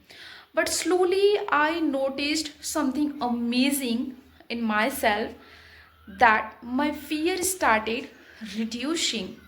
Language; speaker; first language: English; non-native, fluent; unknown